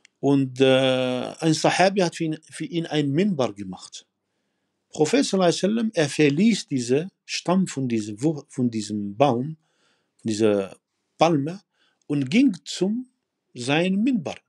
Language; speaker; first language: German; non-native, fluent; Arabic